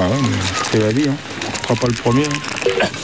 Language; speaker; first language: French; native; French